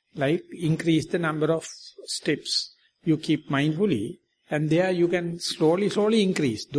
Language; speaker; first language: English; non-native, local second language; Sinhala